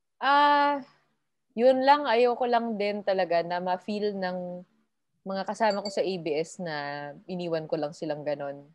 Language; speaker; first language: Filipino; native; Filipino